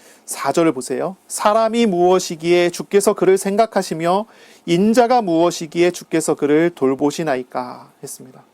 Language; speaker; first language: Korean; native; Korean